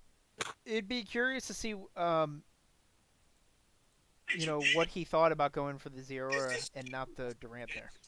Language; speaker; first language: English; native; English